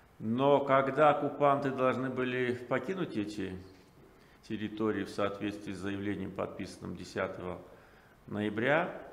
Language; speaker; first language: Russian; non-native, local second language; Azerbaijani